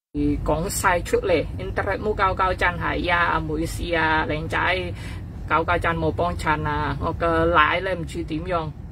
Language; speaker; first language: Cantonese; non-native, fluent; Indonesian